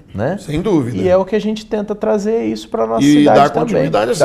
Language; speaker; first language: Portuguese; native; Portuguese